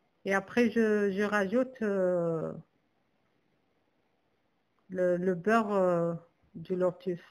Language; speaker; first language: French; non-native, local second language; Arabic